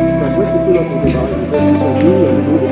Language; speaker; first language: French; native; French